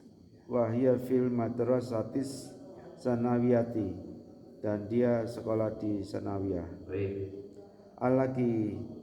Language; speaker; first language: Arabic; non-native, learner; Indonesian